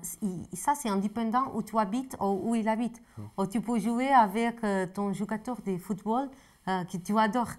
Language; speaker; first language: French; non-native, fluent; Portuguese